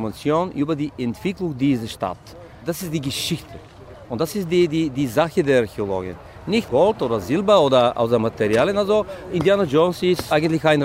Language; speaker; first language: German; non-native, fluent; Bulgarian